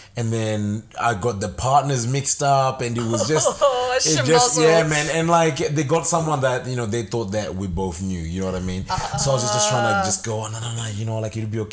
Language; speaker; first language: English; non-native, local second language; Shona